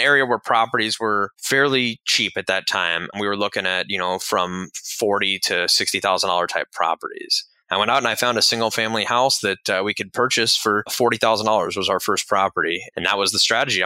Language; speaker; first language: English; native; English